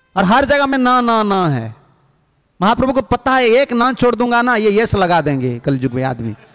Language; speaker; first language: Hindi; non-native, local second language; Odia